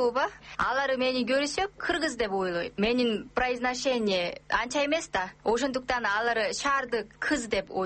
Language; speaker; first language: Kyrgyz; non-native, learner; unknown